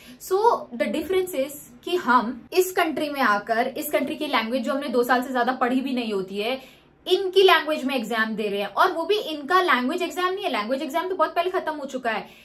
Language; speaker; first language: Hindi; native; Hindi